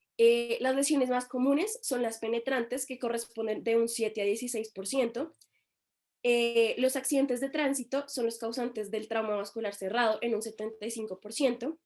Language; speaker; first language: Spanish; native; Spanish